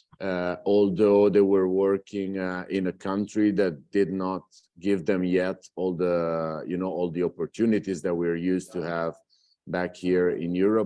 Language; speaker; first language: English; non-native, fluent; Italian